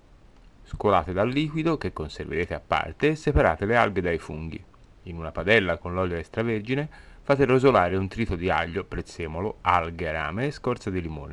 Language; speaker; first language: Italian; native; Italian